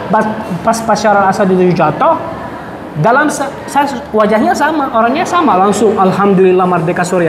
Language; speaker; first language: Indonesian; non-native, fluent; Arabic